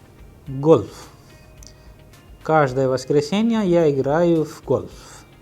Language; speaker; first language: Russian; non-native, fluent; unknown